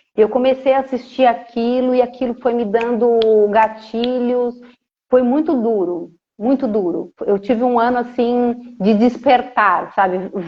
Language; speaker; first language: Portuguese; native; Portuguese